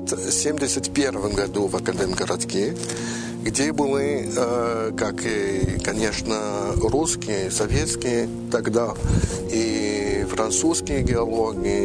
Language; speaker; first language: Russian; early bilingual, heritage; Russian